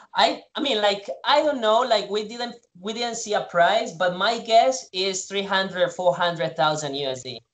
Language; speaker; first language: English; non-native, fluent; Spanish